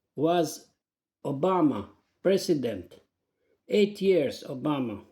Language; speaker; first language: English; non-native, learner; Albanian